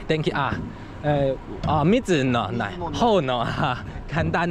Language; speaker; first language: Japanese; non-native, learner; Chinese